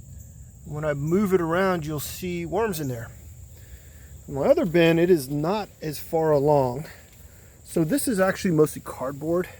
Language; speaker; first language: English; native; English